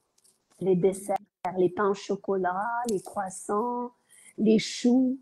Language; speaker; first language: French; non-native, fluent; Ukrainian